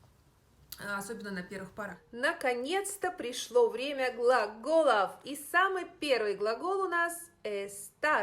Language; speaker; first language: Russian; native; Russian